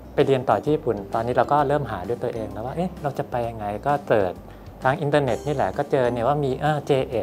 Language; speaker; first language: Thai; native; Thai